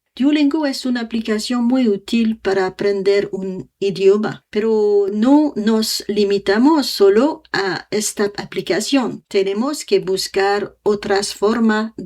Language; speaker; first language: Spanish; non-native, learner; French